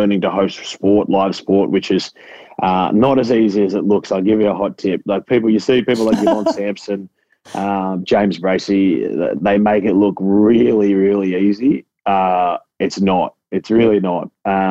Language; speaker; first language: English; native; English